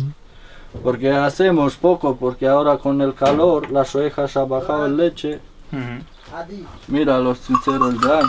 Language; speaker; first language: Spanish; non-native, fluent; Romanian